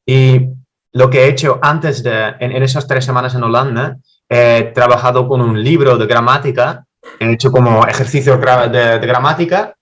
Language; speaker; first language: Spanish; non-native, fluent; Dutch